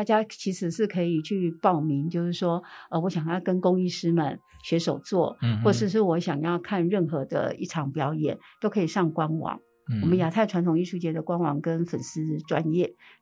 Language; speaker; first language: Chinese; native; Chinese